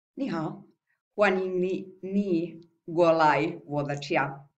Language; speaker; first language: Chinese; non-native, learner; Finnish